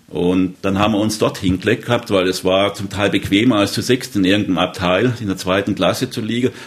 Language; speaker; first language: German; native; German